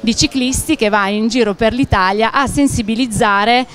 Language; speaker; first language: Italian; native; Italian